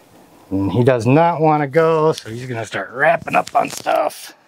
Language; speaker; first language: English; native; English